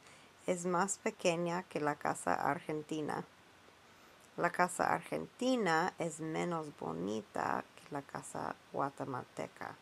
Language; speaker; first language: Spanish; non-native, fluent; English